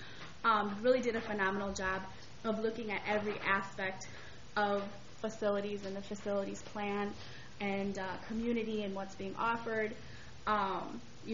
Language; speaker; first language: English; native; English